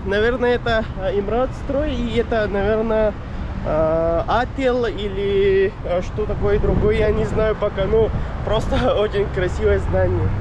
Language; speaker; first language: Russian; non-native, learner; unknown